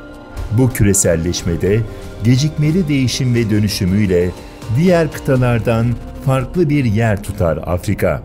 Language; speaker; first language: Turkish; native; Turkish